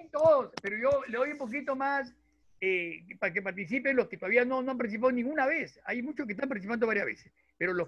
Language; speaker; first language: Spanish; native; Spanish